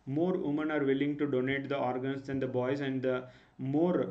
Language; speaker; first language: English; non-native, local second language; Kannada